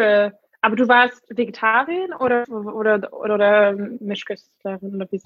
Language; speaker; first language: German; non-native, fluent; Hungarian